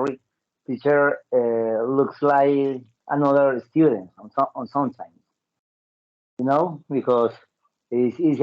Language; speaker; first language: English; non-native, learner; Spanish